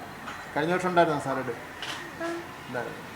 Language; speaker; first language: Malayalam; native; Malayalam